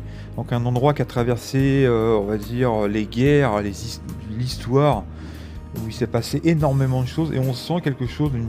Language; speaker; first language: French; native; French